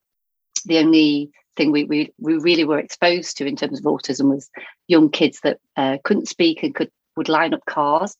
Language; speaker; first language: English; native; English